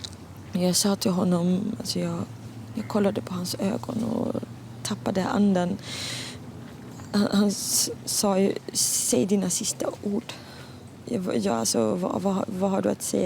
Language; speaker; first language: Swedish; early bilingual, other home language; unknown